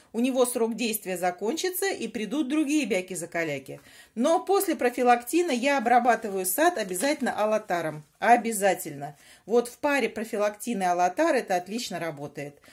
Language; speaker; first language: Russian; native; Russian